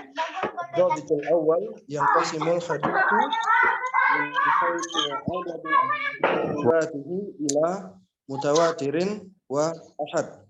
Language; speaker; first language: Arabic; non-native, learner; Indonesian